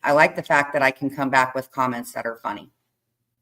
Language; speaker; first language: English; native; English